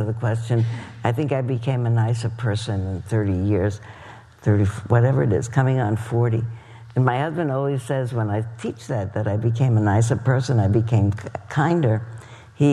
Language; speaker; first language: English; native; English